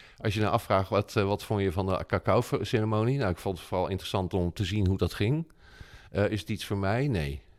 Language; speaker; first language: Dutch; native; Dutch